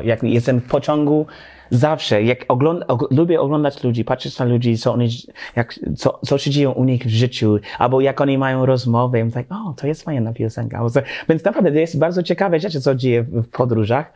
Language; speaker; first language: Polish; non-native, learner; English